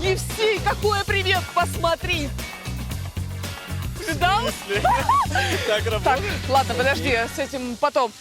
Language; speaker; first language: Russian; native; Russian